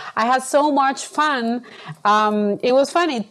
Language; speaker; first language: English; non-native, fluent; Spanish